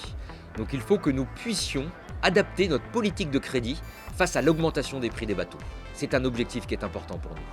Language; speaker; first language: French; native; French